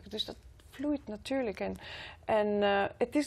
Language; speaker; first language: Dutch; non-native, fluent; Greek